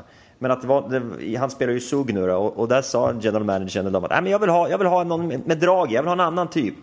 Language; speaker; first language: Swedish; native; Swedish